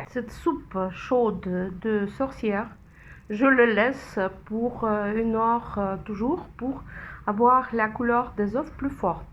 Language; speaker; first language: French; non-native, fluent; Russian